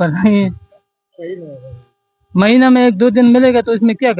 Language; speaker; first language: Hindi; non-native, local second language; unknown